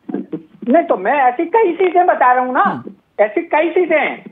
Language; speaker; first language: Hindi; native; Hindi